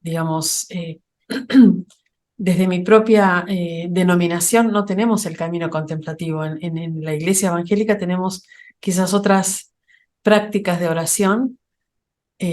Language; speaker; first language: Spanish; native; Spanish